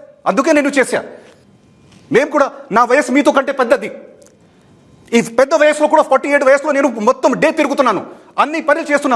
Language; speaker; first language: Telugu; non-native, fluent; Hindi